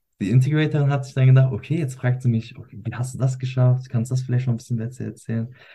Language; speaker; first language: German; early bilingual, other home language; Turkish